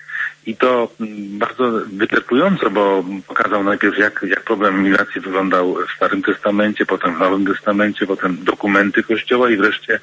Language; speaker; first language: Polish; native; Polish